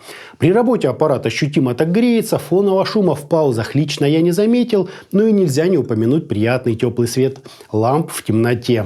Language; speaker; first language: Russian; native; Russian